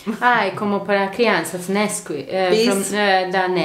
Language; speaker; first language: Portuguese; non-native, learner; Bosnian